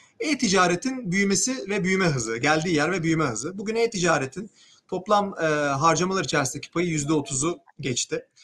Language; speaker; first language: Turkish; native; Turkish